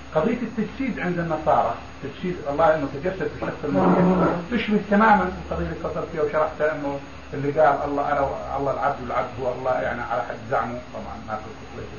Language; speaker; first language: Arabic; native; Arabic